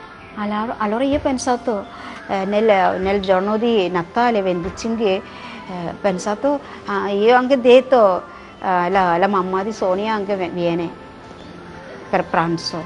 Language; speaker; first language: Italian; non-native, learner; Malayalam